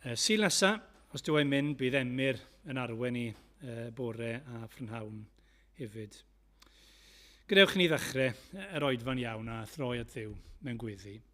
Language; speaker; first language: Welsh; native; Welsh